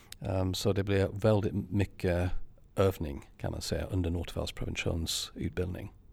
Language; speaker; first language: Swedish; non-native, fluent; English